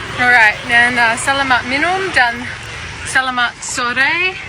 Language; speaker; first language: Indonesian; non-native, learner; English